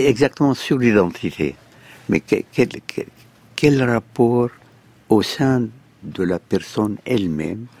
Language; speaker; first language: French; non-native, fluent; Arabic